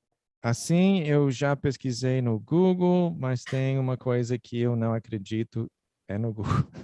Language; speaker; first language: Portuguese; non-native, fluent; English